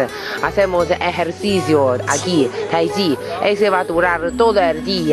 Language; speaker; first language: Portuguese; non-native, learner; Chinese